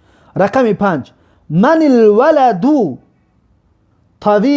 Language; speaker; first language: Arabic; non-native, fluent; Persian